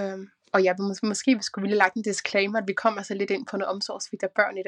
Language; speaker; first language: Danish; native; Danish